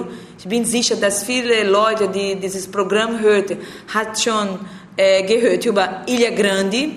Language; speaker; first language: German; non-native, learner; Portuguese